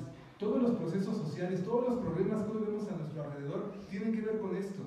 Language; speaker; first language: Spanish; native; Spanish